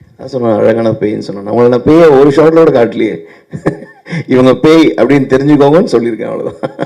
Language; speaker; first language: Tamil; native; Tamil